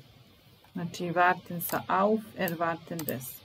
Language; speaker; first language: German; non-native, fluent; Serbian